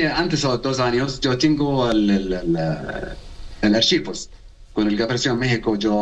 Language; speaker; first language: Spanish; non-native, learner; Arabic